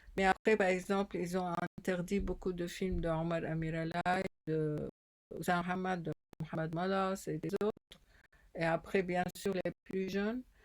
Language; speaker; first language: French; non-native, fluent; Arabic